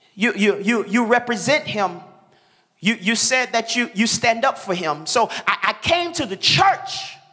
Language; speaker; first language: English; native; English